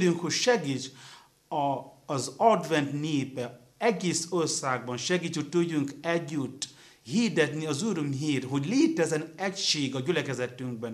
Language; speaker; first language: Hungarian; non-native, learner; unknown